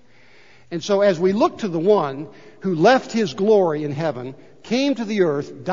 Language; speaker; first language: English; native; English